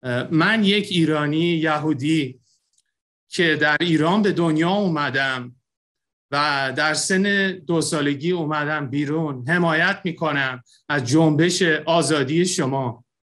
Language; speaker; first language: Persian; early bilingual, heritage; Persian